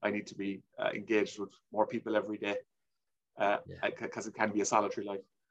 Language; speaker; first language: English; native; English